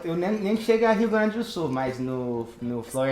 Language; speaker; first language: Portuguese; non-native, fluent; English